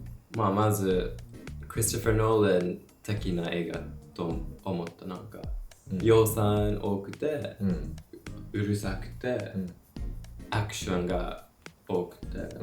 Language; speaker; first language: Japanese; non-native, learner; English